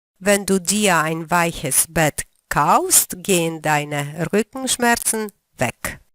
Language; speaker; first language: German; non-native, fluent; Polish